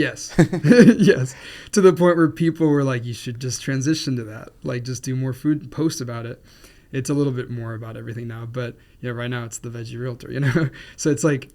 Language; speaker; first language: English; non-native, fluent; Spanish